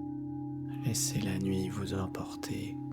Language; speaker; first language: French; native; French